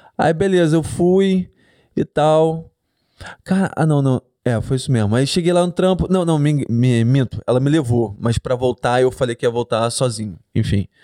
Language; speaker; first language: Portuguese; native; Portuguese